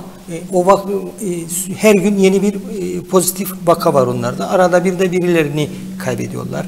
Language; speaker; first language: Turkish; native; Turkish